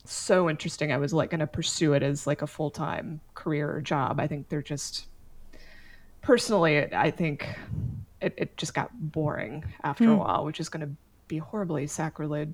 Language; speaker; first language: English; native; English